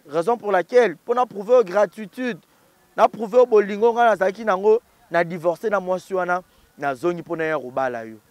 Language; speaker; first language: Lingala; native; Lingala